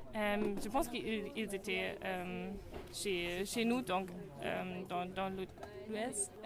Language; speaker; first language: French; non-native, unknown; German